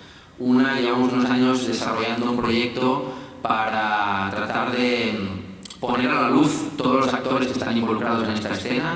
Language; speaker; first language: Spanish; native; Spanish